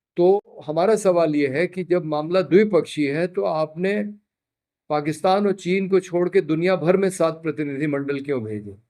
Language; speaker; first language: Hindi; native; Hindi